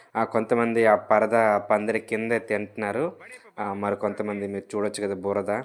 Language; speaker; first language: Telugu; native; Telugu